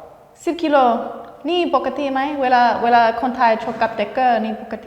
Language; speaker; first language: Thai; non-native, fluent; English